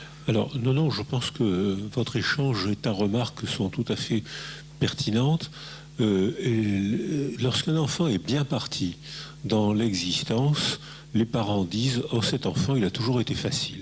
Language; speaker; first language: French; native; French